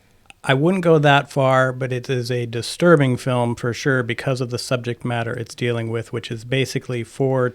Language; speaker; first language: English; native; English